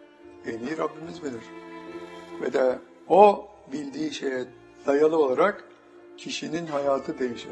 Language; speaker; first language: Turkish; native; Turkish